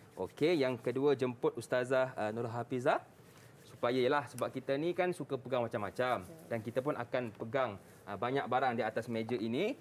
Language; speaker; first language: Malay; native; Malay